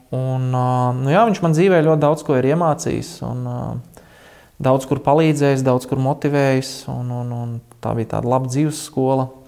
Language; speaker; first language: Latvian; native; Latvian